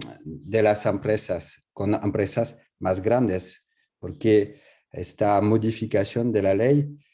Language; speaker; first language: Spanish; non-native, learner; French